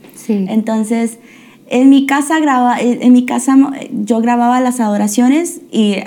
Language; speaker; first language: Spanish; early bilingual, heritage; Spanish